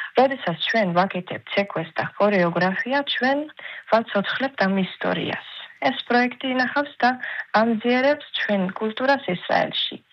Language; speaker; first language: Georgian; early bilingual, heritage; Georgian